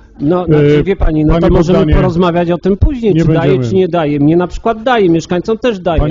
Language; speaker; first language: Polish; native; Polish